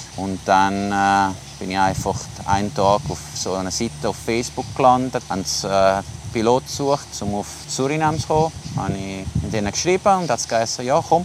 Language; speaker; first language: German; non-native, local second language; Italian